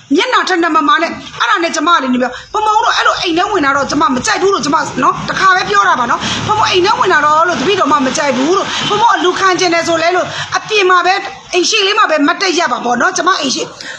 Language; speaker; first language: Burmese; non-native, local second language; Shan